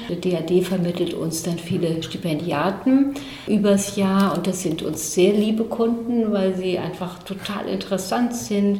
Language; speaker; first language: German; native; German